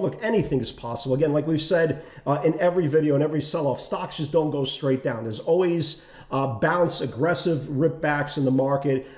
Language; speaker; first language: English; native; English